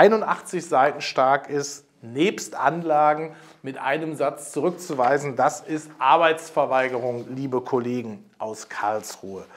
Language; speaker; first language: German; native; German